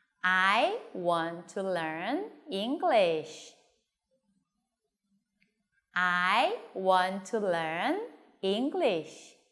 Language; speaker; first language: English; non-native, learner; Korean